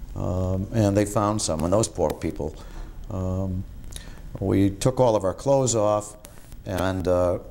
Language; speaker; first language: English; native; English